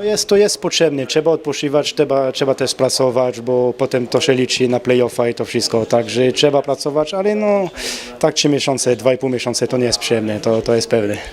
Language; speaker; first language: Polish; non-native, learner; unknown